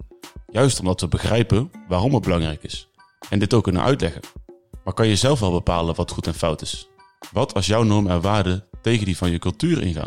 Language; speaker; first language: Dutch; native; Dutch